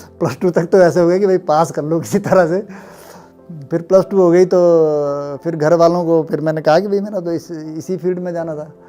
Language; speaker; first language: Hindi; native; Hindi